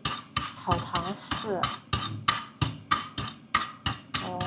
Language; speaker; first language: Chinese; non-native, fluent; Indonesian